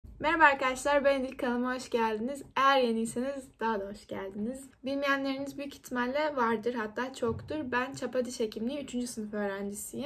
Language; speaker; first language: Turkish; native; Turkish